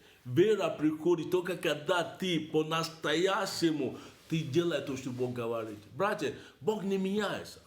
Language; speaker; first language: Russian; non-native, learner; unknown